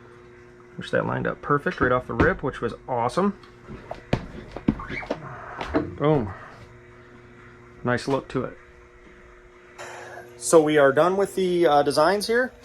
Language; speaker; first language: English; native; English